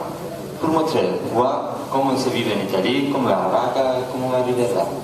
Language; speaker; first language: French; non-native, learner; Italian